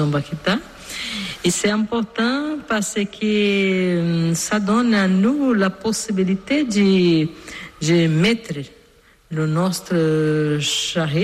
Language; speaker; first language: French; non-native, learner; Portuguese